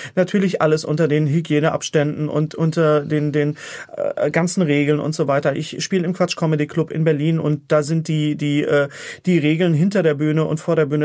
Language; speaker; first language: German; native; German